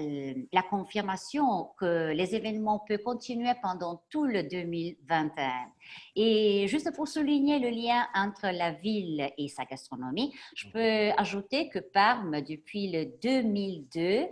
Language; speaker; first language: French; non-native, fluent; Italian